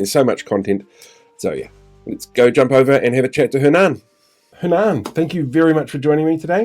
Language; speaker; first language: English; native; English